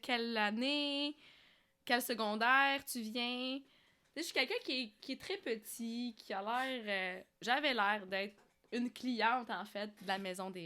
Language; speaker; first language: French; early bilingual, other home language; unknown